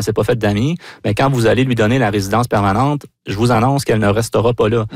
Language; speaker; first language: French; native; French